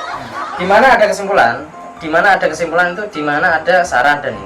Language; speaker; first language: Indonesian; non-native, local second language; Javanese